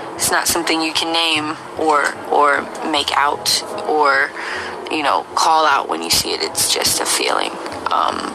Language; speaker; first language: English; native; English